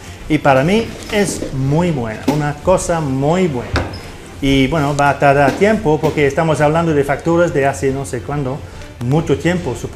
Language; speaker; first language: Spanish; non-native, fluent; English